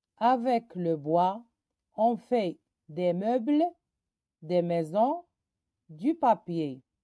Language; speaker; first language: French; non-native, local second language; Arabic